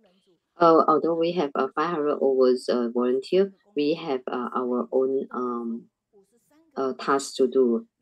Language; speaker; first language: English; non-native, learner; Chinese